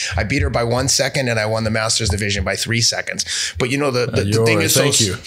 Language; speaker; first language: English; native; English